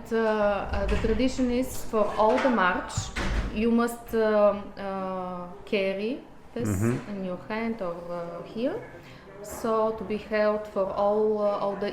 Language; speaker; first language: English; non-native, learner; Bulgarian